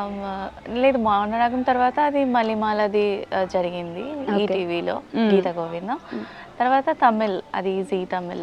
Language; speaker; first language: Telugu; non-native, learner; Bangla